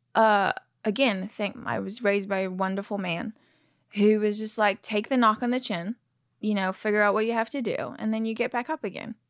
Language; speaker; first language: English; native; English